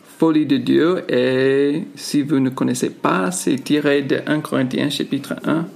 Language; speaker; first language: French; non-native, fluent; English